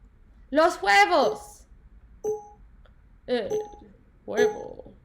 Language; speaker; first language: Spanish; non-native, learner; English